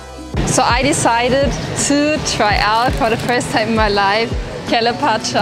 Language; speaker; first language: English; non-native, fluent; German